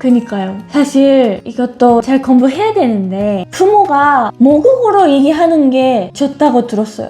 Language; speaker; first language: Korean; non-native, fluent; Japanese